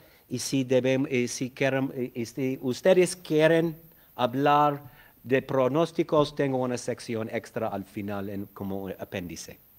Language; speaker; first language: Spanish; non-native, fluent; English